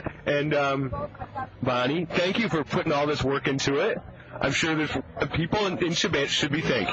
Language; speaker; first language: English; native; English